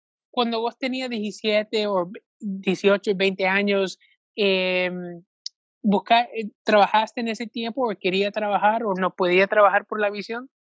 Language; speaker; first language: Spanish; early bilingual, heritage; Spanish